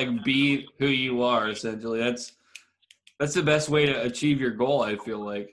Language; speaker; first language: English; native; English